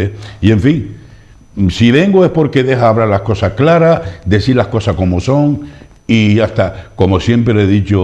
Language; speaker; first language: Spanish; native; Spanish